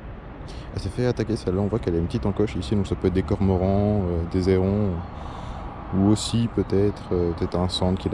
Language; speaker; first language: French; native; French